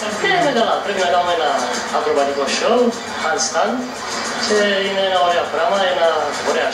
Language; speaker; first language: Greek; non-native, learner; Romanian